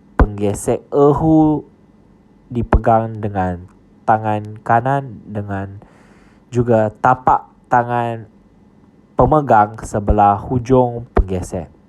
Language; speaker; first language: Malay; non-native, local second language; Chinese